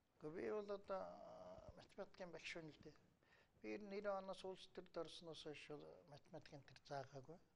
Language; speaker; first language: Mongolian; native; Mongolian